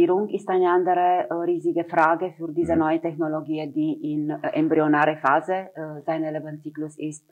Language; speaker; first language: German; non-native, fluent; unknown